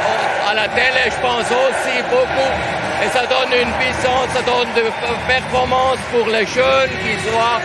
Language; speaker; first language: French; non-native, local second language; German